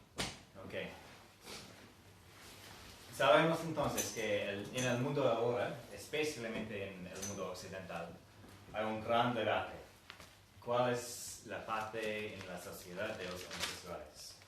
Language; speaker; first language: Spanish; non-native, fluent; English